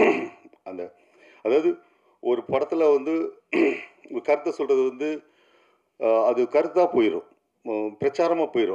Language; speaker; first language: Tamil; native; Tamil